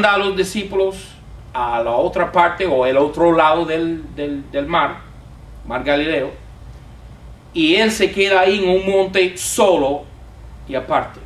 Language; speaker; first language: Spanish; non-native, fluent; English